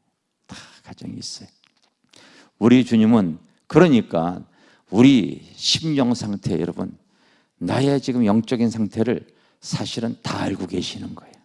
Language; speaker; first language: Korean; native; Korean